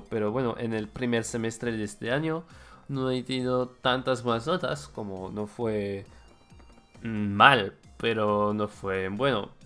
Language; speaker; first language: Spanish; non-native, fluent; French